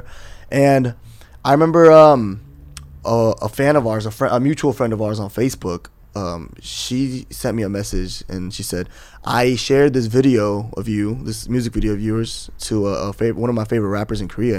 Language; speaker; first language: English; native; English